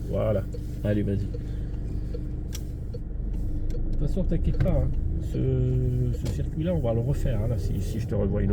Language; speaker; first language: French; native; French